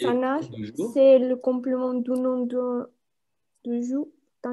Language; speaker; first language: French; non-native, fluent; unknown